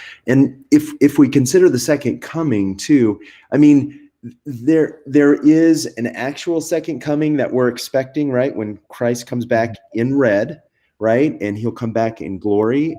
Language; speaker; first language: English; native; English